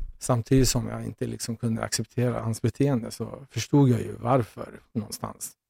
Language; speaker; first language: Swedish; early bilingual, other home language; Persian